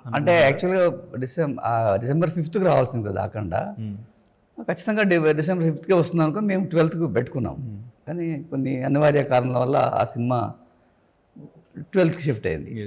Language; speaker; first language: Telugu; native; Telugu